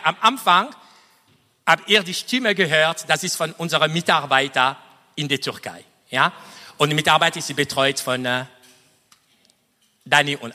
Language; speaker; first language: German; non-native, fluent; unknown